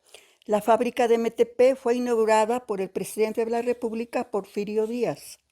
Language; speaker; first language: Spanish; native; Spanish